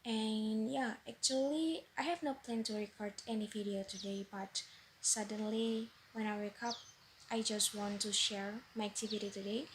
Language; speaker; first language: English; non-native, learner; Indonesian